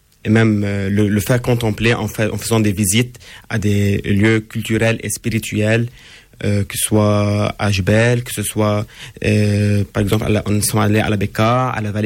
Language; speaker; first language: French; non-native, local second language; Arabic